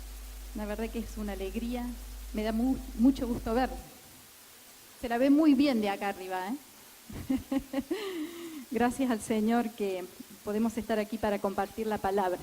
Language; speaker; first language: Spanish; native; Spanish